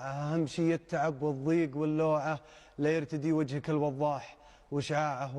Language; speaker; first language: Arabic; native; Arabic